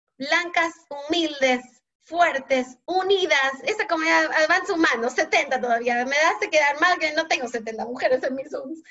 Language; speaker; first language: Spanish; non-native, fluent; English